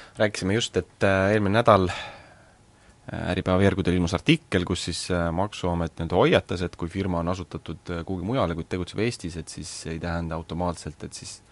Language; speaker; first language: Estonian; native; Estonian